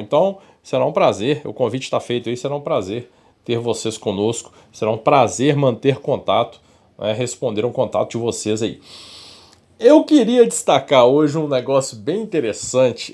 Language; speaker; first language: Portuguese; native; Portuguese